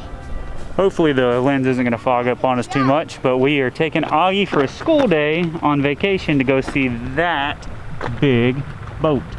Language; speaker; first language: English; native; English